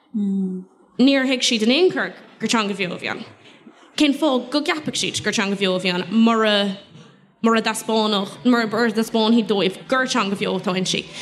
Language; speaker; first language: Irish; non-native, local second language; English